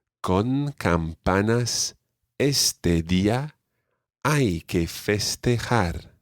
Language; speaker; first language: Spanish; non-native, fluent; English